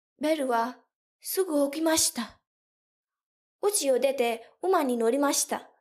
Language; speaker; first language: Japanese; non-native, fluent; English